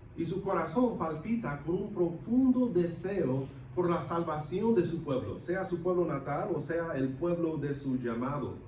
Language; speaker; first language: Spanish; non-native, local second language; English